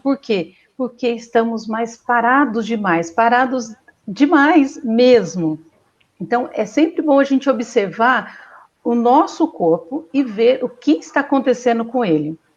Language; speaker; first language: Portuguese; native; Portuguese